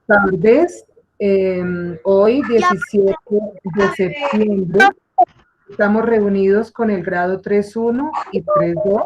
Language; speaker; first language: Spanish; native; Spanish